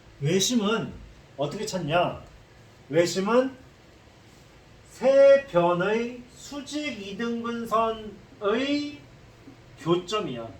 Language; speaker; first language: Korean; native; Korean